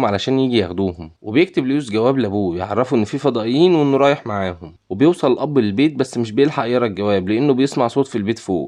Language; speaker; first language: Arabic; native; Arabic